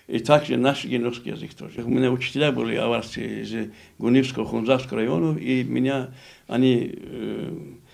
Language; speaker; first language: Russian; non-native, local second language; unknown